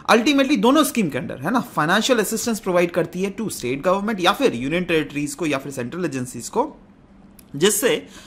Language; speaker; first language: Hindi; non-native, local second language; Assamese